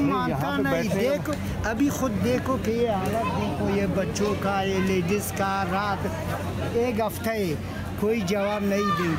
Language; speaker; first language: Hindi; non-native, learner; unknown